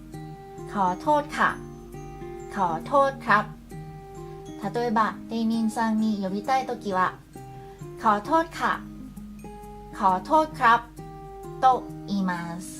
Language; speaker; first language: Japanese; non-native, fluent; Thai